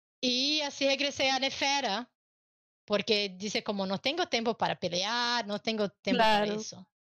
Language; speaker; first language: Spanish; non-native, learner; Portuguese